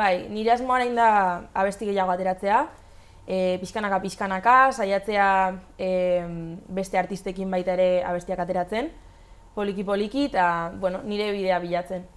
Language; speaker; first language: Basque; non-native, local second language; Spanish